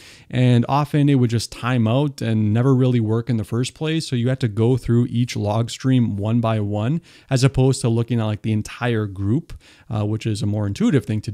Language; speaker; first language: English; native; English